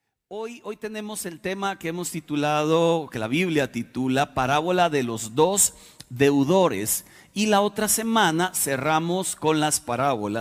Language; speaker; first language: Spanish; native; Spanish